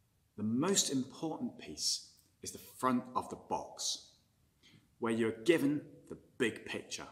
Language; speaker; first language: English; native; English